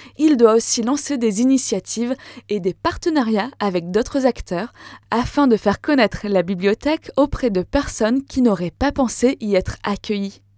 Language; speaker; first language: French; native; French